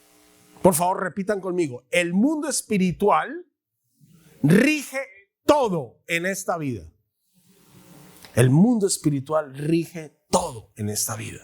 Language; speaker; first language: Spanish; native; Spanish